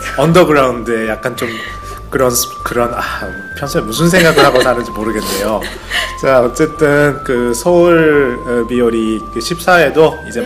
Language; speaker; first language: Korean; non-native, fluent; Japanese